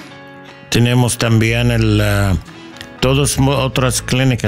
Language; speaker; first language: Spanish; non-native, learner; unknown